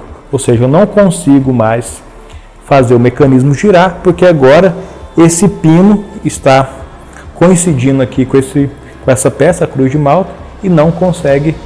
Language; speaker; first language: Portuguese; native; Portuguese